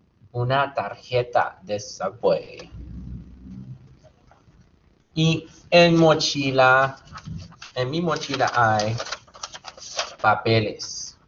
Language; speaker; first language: Spanish; non-native, fluent; English